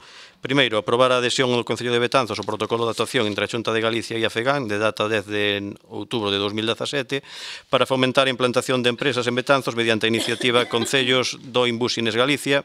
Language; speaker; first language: Galician; native; Galician